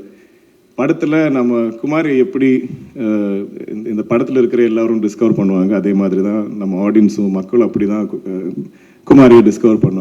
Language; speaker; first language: Tamil; non-native, local second language; Malayalam